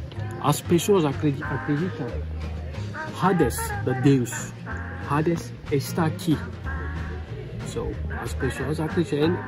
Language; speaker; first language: Portuguese; non-native, learner; Turkish